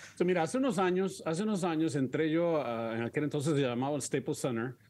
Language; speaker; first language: Spanish; early bilingual, heritage; Spanish